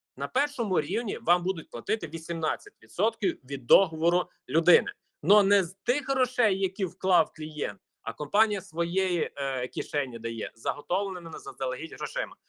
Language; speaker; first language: Ukrainian; native; Ukrainian